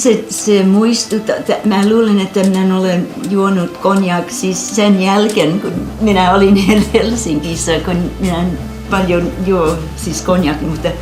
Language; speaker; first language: Finnish; early bilingual, heritage; English